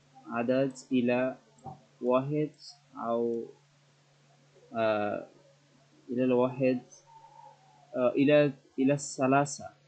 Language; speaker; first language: Arabic; non-native, learner; Bangla